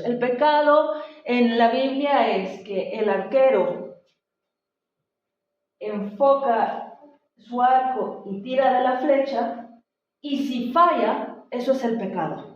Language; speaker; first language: Spanish; native; Spanish